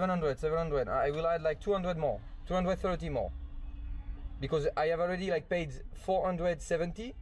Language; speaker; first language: English; non-native, learner; French